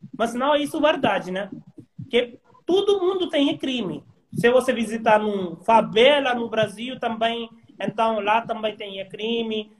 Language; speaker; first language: Portuguese; non-native, learner; Hindi